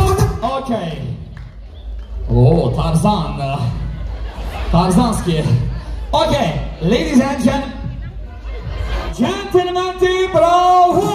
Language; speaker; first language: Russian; non-native, learner; Turkish